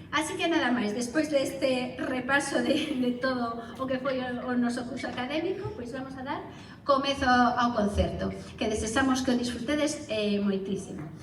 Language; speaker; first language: Galician; non-native, local second language; Spanish